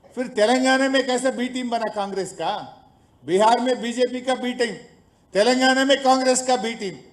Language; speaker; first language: Hindi; non-native, local second language; Telugu